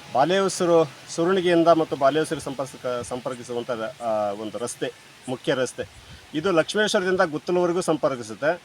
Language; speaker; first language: Kannada; native; Kannada